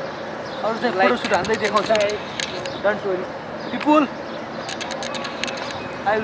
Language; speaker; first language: English; non-native, learner; Nepali